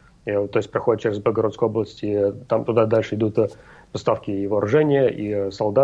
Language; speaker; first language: Russian; native; Russian